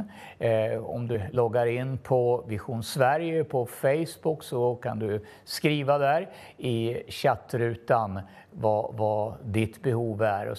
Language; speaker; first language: Swedish; native; Swedish